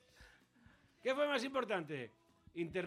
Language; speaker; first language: Spanish; native; Spanish